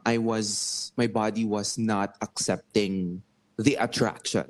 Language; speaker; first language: English; non-native, local second language; Filipino